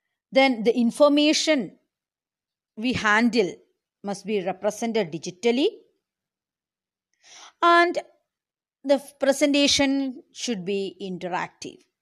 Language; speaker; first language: English; non-native, local second language; Malayalam